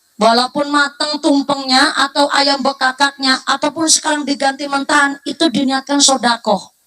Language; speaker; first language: Indonesian; non-native, local second language; Javanese